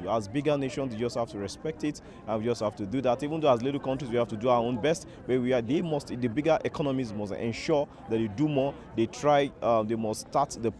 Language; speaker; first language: English; non-native, local second language; Yoruba